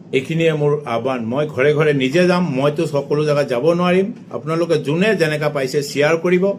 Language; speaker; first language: Assamese; non-native, local second language; Bangla